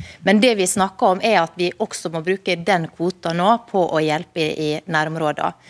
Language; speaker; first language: Norwegian; native; Norwegian